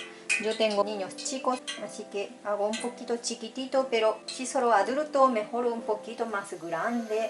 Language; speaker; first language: Spanish; non-native, fluent; Japanese